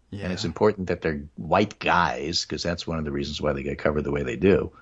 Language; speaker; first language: English; native; English